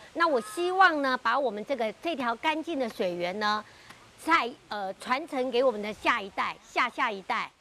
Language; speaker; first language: Chinese; native; Chinese